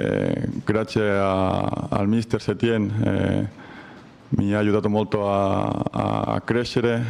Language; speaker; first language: Italian; non-native, learner; Spanish